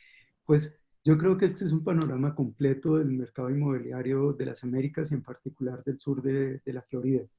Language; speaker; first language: Spanish; native; Spanish